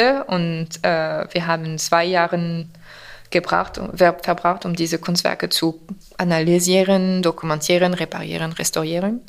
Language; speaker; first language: German; non-native, fluent; French